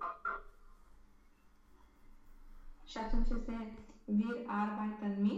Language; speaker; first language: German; non-native, learner; Romanian